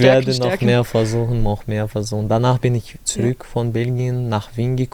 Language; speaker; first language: German; non-native, learner; Chechen